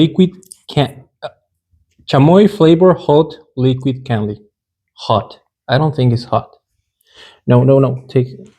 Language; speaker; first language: English; non-native, learner; Spanish